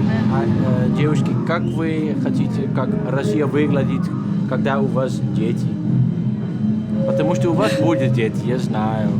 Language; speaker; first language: Russian; non-native, learner; Dutch